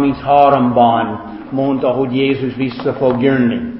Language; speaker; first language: Hungarian; non-native, fluent; English